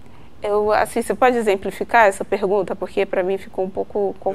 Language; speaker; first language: Portuguese; native; Portuguese